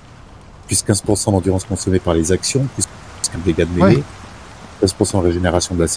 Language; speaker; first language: French; native; French